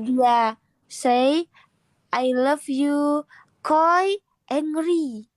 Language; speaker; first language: English; non-native, learner; Indonesian